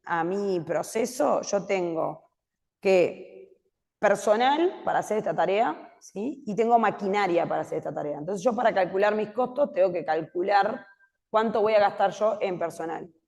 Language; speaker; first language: Spanish; native; Spanish